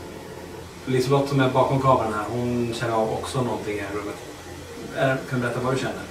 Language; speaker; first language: Swedish; native; Swedish